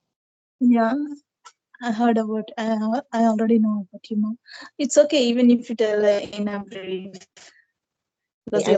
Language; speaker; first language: English; non-native, learner; Telugu